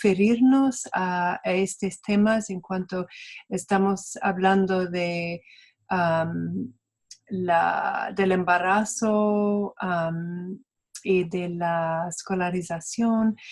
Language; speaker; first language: Spanish; non-native, fluent; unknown